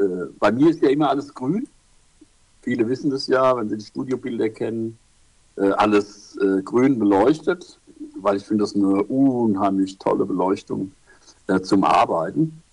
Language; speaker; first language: German; native; German